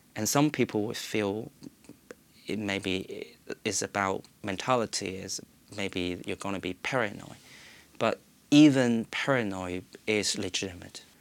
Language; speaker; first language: English; non-native, local second language; Cantonese